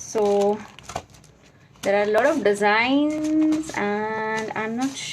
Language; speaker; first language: English; non-native, local second language; Hindi